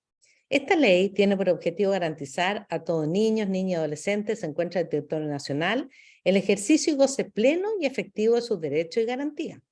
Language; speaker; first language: Spanish; native; Spanish